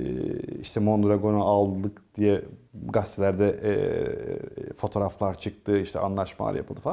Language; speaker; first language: Turkish; native; Turkish